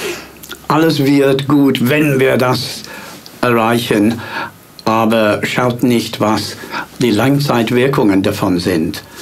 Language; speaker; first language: German; non-native, fluent; English